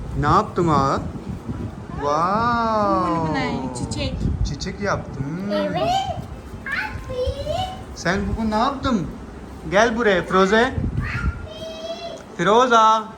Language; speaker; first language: Turkish; non-native, learner; Urdu